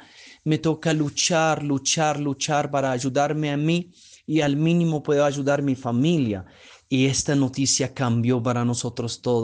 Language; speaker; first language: Spanish; non-native, fluent; Arabic